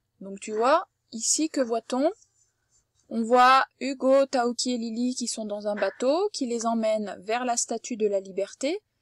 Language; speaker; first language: French; native; French